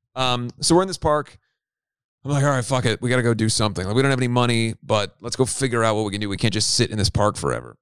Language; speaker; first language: English; native; English